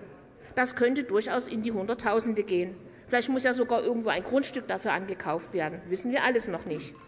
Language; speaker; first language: German; native; German